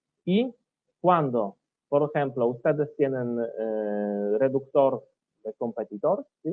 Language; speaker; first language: Spanish; non-native, learner; Polish